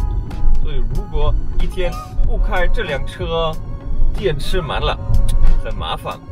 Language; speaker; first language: Chinese; non-native, fluent; German